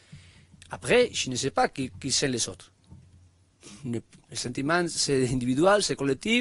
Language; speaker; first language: French; non-native, learner; Spanish